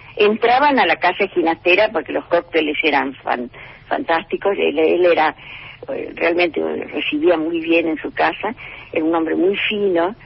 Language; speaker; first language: Spanish; native; Spanish